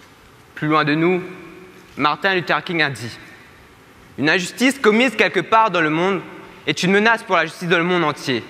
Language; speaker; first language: French; native; French